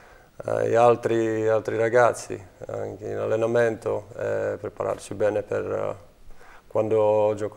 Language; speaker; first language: Italian; non-native, fluent; Czech